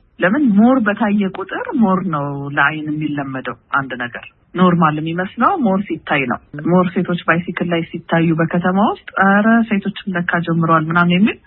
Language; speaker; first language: Amharic; native; Amharic